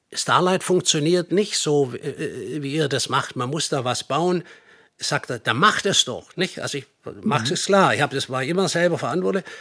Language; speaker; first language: German; native; German